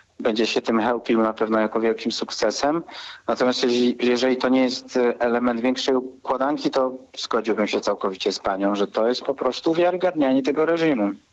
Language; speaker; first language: Polish; native; Polish